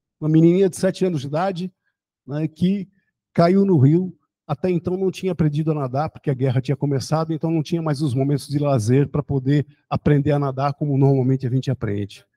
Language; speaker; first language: Portuguese; early bilingual, other home language; German